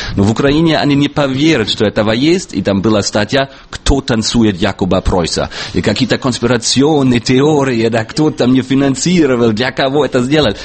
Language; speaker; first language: Russian; non-native, fluent; German